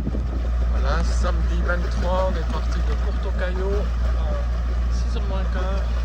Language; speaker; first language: French; native; French